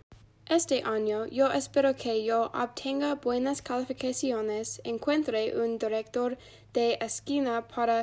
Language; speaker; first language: Spanish; non-native, learner; English